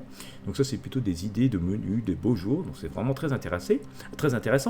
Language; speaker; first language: French; native; French